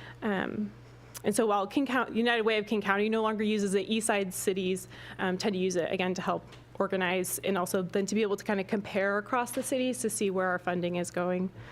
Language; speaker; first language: English; native; English